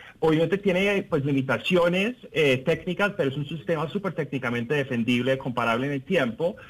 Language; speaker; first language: Spanish; non-native, fluent; English